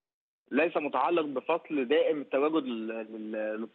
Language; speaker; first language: Arabic; native; Arabic